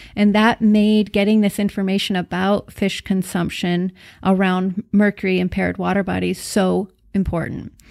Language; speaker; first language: English; native; English